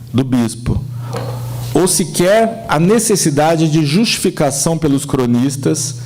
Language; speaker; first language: Portuguese; native; Portuguese